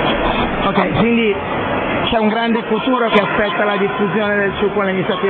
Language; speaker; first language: Italian; native; Italian